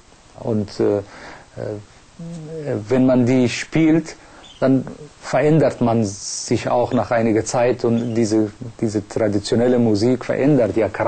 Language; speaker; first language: German; non-native, fluent; Persian